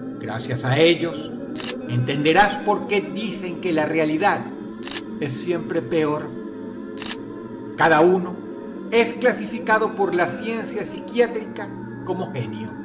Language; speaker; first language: Spanish; native; Spanish